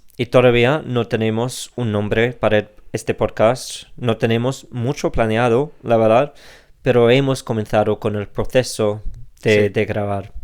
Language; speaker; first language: Spanish; non-native, fluent; English